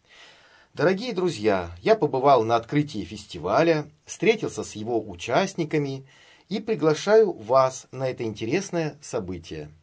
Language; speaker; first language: Russian; native; Russian